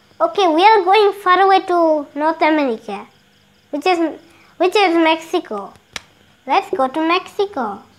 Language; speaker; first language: English; non-native, local second language; Bangla